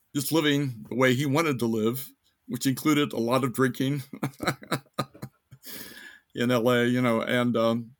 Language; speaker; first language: English; native; English